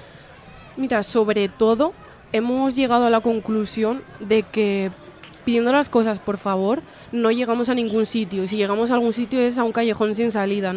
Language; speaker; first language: Spanish; native; Spanish